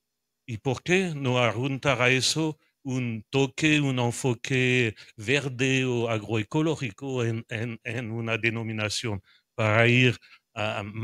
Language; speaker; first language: Spanish; non-native, learner; French